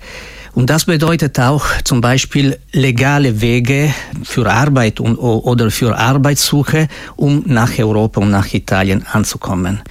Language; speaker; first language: German; non-native, local second language; Italian